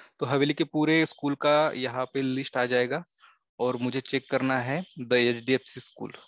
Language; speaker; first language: Hindi; non-native, local second language; Marathi